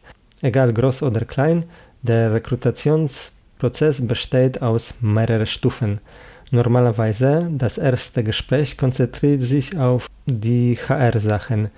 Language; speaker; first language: German; non-native, fluent; Polish